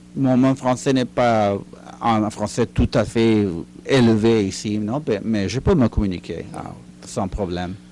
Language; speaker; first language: French; non-native, fluent; Spanish